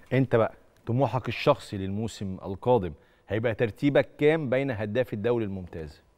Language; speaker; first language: Arabic; native; Arabic